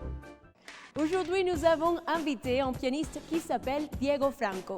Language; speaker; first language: French; non-native, fluent; Spanish